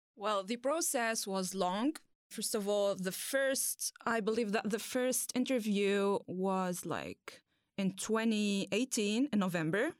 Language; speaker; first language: English; non-native, fluent; Arabic